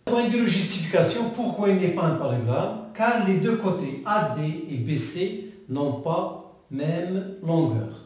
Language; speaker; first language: French; non-native, local second language; Arabic